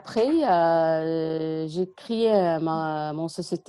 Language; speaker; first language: French; non-native, learner; Arabic